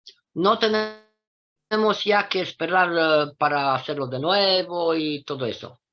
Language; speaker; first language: Spanish; non-native, fluent; Romanian